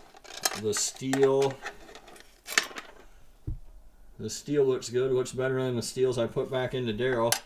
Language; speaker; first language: English; native; English